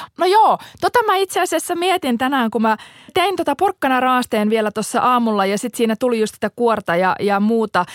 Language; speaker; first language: Finnish; native; Finnish